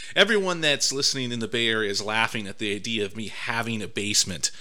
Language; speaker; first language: English; native; English